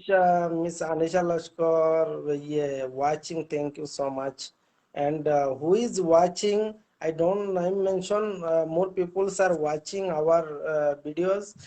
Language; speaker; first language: English; non-native, learner; Bangla